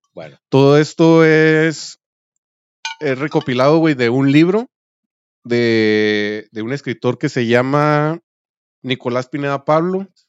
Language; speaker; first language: Spanish; native; Spanish